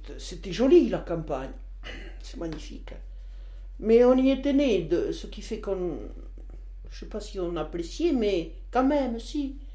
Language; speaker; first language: French; non-native, local second language; Occitan